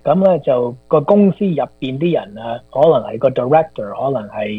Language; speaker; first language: Chinese; early bilingual, heritage; Cantonese